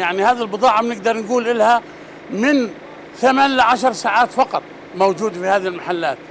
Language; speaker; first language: Arabic; native; Arabic